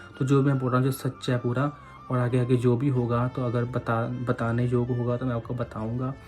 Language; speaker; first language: Hindi; non-native, local second language; Punjabi